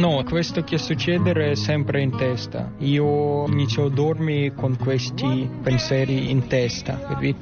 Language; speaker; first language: Italian; non-native, learner; Ukrainian